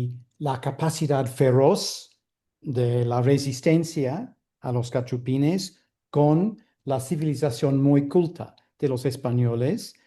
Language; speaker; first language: Spanish; non-native, fluent; English